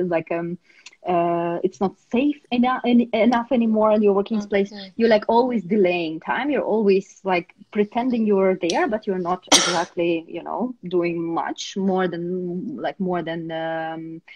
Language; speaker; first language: English; non-native, fluent; Russian